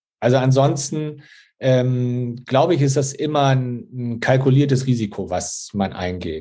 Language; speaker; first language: German; native; German